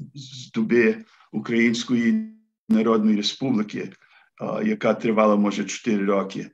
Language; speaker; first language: Ukrainian; early bilingual, heritage; Ukrainian